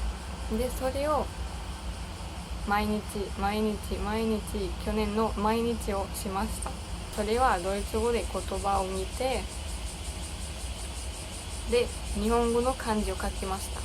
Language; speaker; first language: Japanese; non-native, learner; German